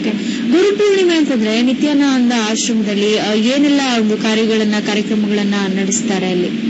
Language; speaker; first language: Kannada; native; Kannada